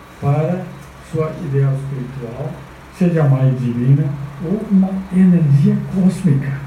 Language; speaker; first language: Portuguese; non-native, fluent; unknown